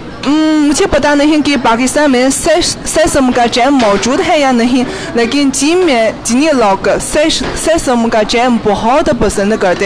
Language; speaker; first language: Hindi; non-native, fluent; Chinese